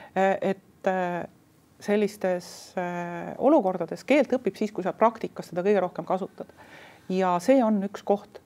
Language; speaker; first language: Estonian; native; Estonian